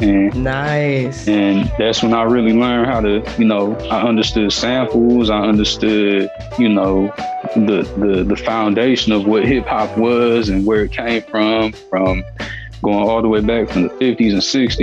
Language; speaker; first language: English; native; English